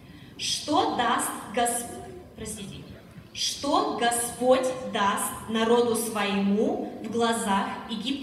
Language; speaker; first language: Russian; early bilingual, heritage; Russian